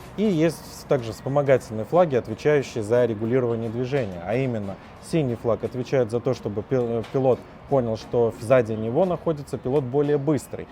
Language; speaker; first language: Russian; native; Russian